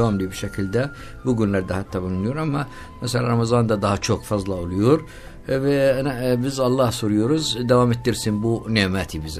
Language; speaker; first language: Turkish; non-native, learner; Arabic